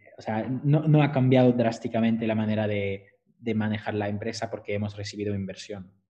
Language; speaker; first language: Spanish; non-native, fluent; French